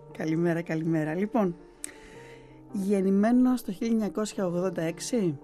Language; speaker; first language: Greek; native; Greek